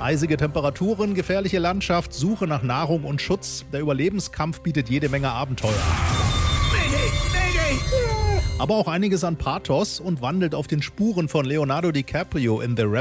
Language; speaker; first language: German; native; German